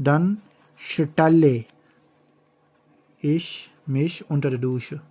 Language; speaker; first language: German; non-native, learner; Urdu